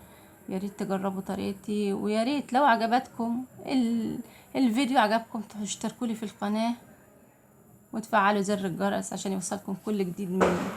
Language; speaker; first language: Arabic; native; Arabic